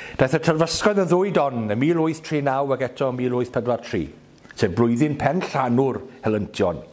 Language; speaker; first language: Welsh; native; Welsh